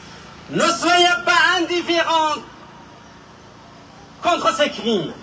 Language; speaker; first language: French; non-native, fluent; Persian